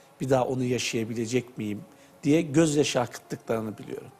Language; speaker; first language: Turkish; native; Turkish